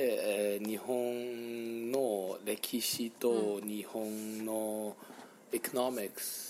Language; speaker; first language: Japanese; non-native, learner; Chinese